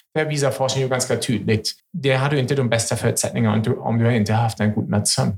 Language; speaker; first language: Swedish; non-native, fluent; German